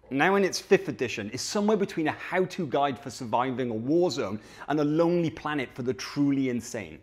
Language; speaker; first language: English; native; English